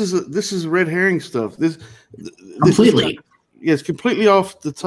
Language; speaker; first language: English; native; English